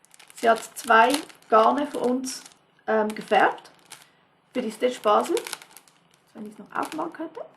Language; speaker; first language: German; non-native, fluent; English